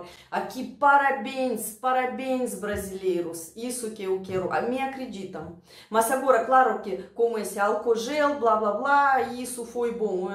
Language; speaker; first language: Portuguese; non-native, fluent; Russian